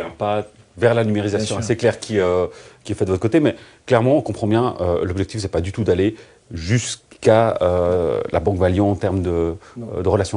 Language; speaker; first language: French; native; French